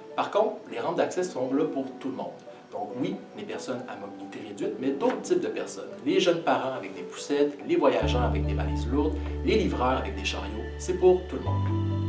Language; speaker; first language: French; native; French